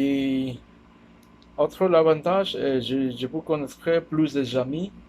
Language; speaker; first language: French; non-native, learner; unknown